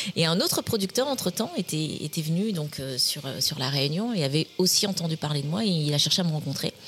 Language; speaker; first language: French; native; French